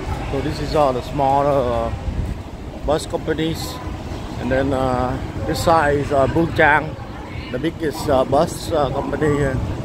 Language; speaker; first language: English; non-native, fluent; Vietnamese